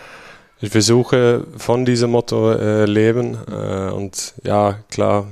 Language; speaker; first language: German; non-native, fluent; Swedish